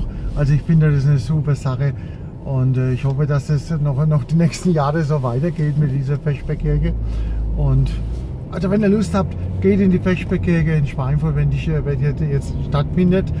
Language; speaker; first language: German; native; German